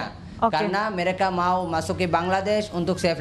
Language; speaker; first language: Indonesian; non-native, learner; Rohingya